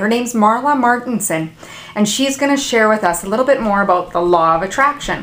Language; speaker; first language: English; native; English